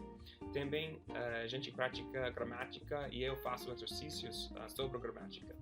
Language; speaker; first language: Portuguese; non-native, fluent; English